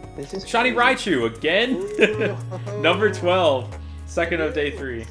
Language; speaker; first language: English; native; English